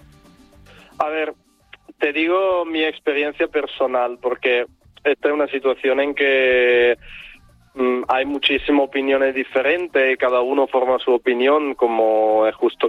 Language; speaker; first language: Spanish; non-native, fluent; Italian